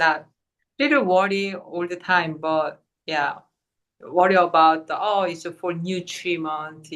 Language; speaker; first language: English; non-native, fluent; Korean